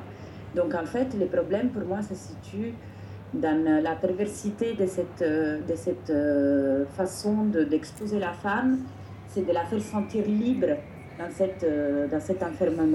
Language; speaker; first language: French; non-native, fluent; Italian